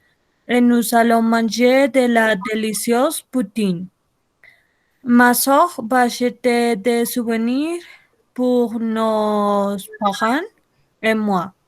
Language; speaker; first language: French; non-native, learner; Spanish